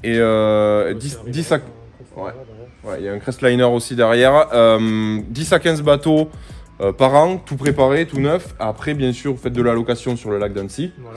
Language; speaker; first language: French; native; French